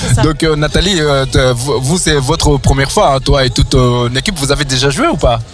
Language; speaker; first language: French; native; French